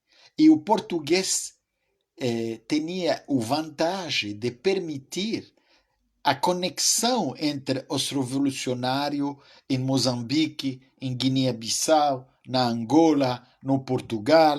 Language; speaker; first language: Portuguese; non-native, fluent; French